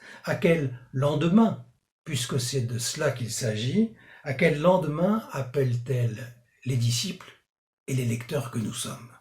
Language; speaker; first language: French; native; French